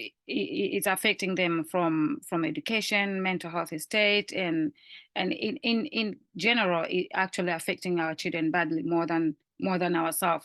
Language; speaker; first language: English; non-native, fluent; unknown